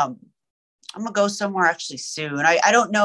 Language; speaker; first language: English; early bilingual, other home language; Persian